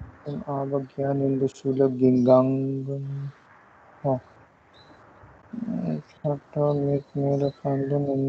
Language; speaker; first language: German; non-native, learner; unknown